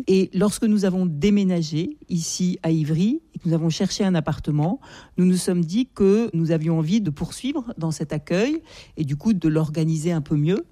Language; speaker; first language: French; native; French